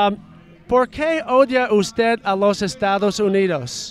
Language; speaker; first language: Spanish; non-native, fluent; English